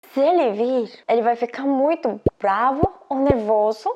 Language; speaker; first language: Portuguese; non-native, fluent; Korean